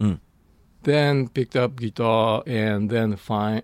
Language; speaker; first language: English; non-native, fluent; Japanese